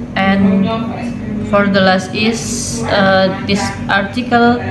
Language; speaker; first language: English; non-native, learner; Indonesian